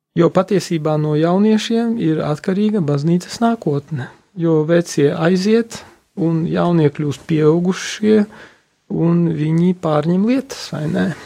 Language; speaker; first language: Latvian; non-native, local second language; Polish